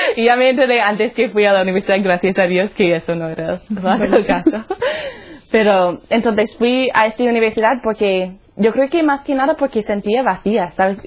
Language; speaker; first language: Spanish; non-native, fluent; English